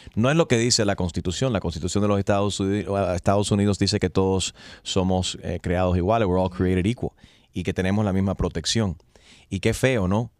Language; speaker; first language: Spanish; early bilingual, heritage; Spanish